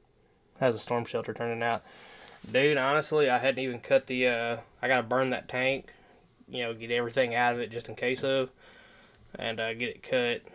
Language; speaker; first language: English; native; English